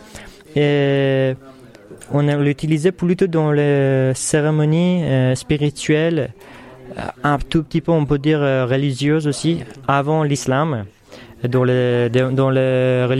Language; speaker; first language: French; non-native, fluent; Persian